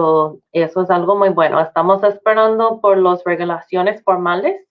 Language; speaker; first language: Spanish; non-native, fluent; English